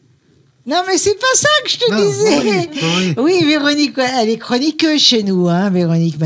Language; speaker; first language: French; native; French